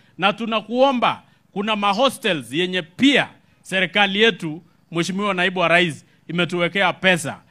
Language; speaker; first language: Swahili; non-native, local second language; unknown